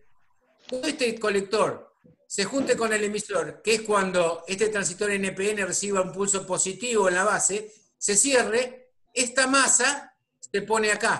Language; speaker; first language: Spanish; native; Spanish